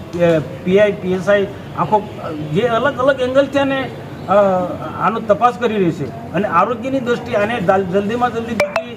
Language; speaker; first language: Gujarati; native; Gujarati